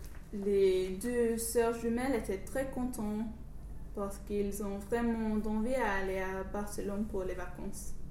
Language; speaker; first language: French; non-native, learner; English